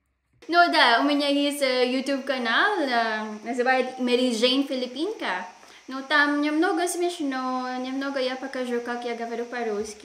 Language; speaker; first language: Russian; non-native, learner; Filipino